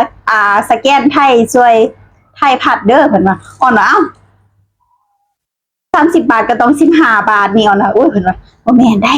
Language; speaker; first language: Thai; non-native, local second language; Lao